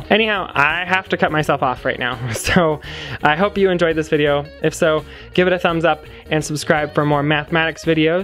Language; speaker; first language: English; native; English